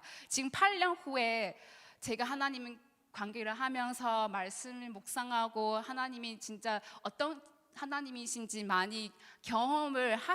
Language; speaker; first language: Korean; non-native, learner; Chinese